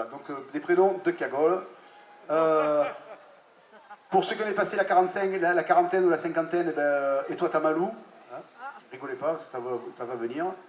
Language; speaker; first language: French; native; French